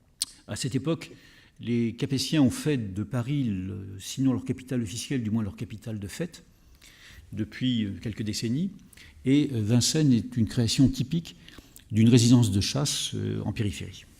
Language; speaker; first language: French; native; French